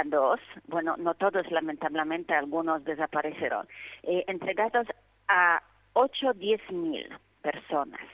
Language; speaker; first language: Spanish; non-native, fluent; Polish